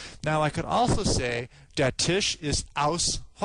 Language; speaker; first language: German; non-native, fluent; English